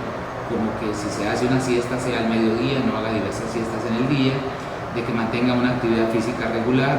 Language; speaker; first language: Spanish; native; Spanish